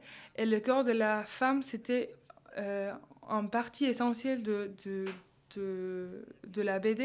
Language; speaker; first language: French; non-native, fluent; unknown